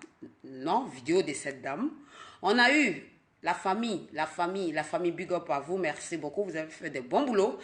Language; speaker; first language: French; non-native, local second language; Dyula